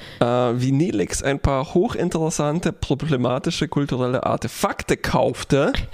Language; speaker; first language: German; non-native, fluent; Polish